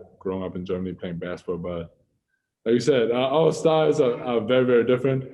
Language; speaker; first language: English; non-native, fluent; German